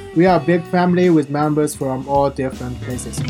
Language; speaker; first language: English; non-native, fluent; Chinese